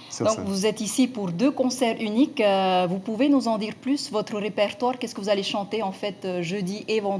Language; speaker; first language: French; native; French